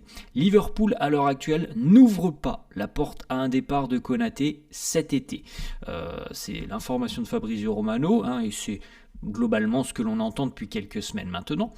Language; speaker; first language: French; native; French